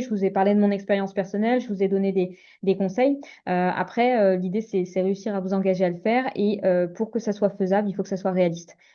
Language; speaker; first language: French; native; French